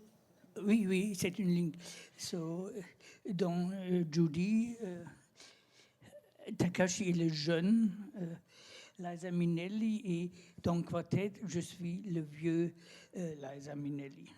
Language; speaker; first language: French; non-native, learner; German